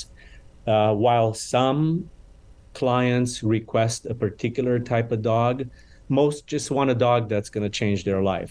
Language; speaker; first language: English; non-native, fluent; Romanian